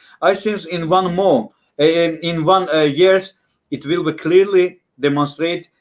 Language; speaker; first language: English; non-native, learner; Russian